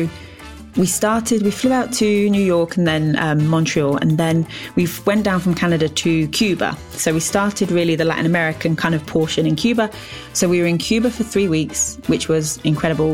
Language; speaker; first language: English; native; English